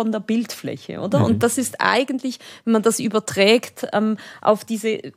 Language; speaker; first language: German; early bilingual, other home language; Spanish